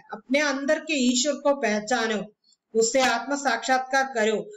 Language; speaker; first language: Hindi; non-native, local second language; Malayalam